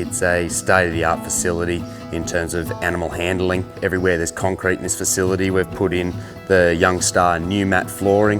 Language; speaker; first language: English; native; English